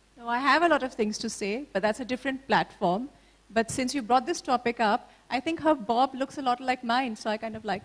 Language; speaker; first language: English; non-native, local second language; Hindi